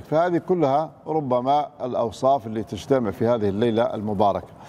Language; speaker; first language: Arabic; native; Arabic